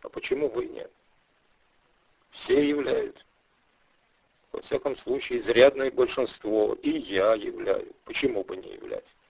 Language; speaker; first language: Russian; native; Russian